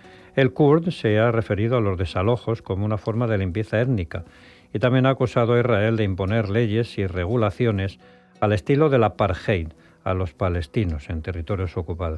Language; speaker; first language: Spanish; native; Spanish